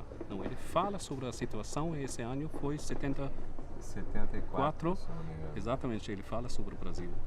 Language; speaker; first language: Portuguese; non-native, fluent; German